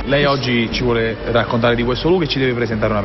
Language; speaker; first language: Italian; native; Italian